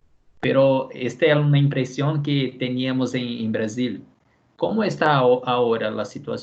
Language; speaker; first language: Spanish; non-native, fluent; Portuguese